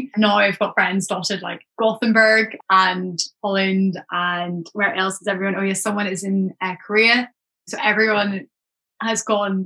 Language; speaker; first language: English; native; English